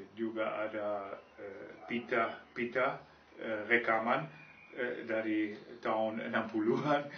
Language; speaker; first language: Indonesian; non-native, fluent; German